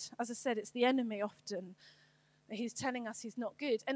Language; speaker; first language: English; native; English